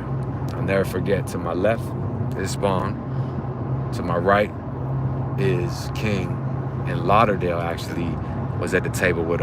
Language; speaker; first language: English; native; English